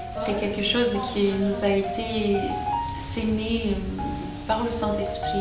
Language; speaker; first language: French; non-native, fluent; Portuguese